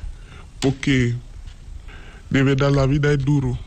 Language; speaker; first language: Spanish; non-native, learner; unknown